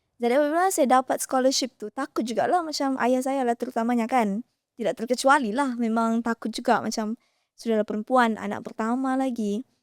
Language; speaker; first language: Malay; native; Malay